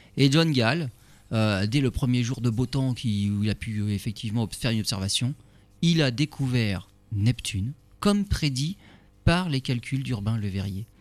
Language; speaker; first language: French; native; French